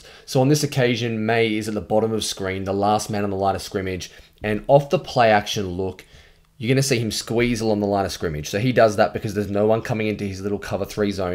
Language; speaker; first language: English; native; English